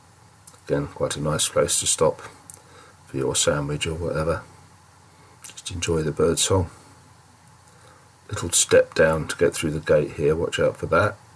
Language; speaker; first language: English; native; English